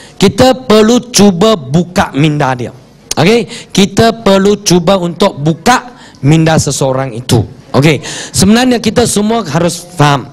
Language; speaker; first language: Malay; non-native, local second language; Chinese